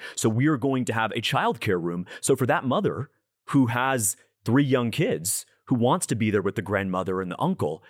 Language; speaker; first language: English; native; English